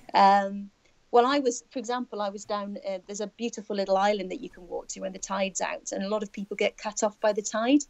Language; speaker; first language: English; native; English